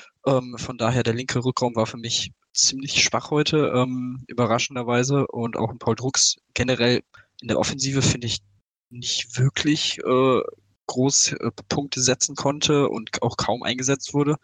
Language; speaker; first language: German; native; German